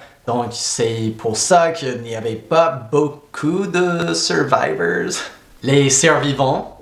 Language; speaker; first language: French; non-native, fluent; English